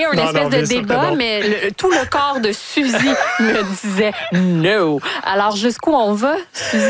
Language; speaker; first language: French; native; French